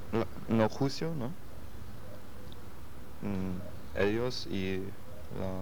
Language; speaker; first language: Spanish; non-native, learner; German